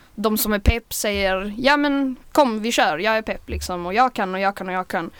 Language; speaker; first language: Swedish; native; Swedish